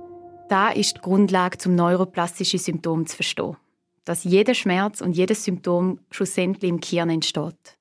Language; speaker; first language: German; native; German